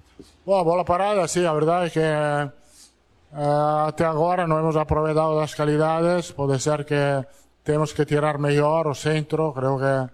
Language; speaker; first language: Portuguese; non-native, learner; Italian